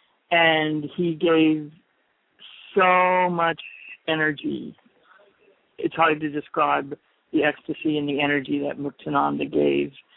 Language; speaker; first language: English; native; English